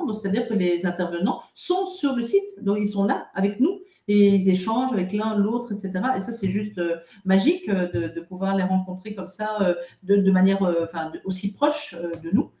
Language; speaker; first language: French; native; French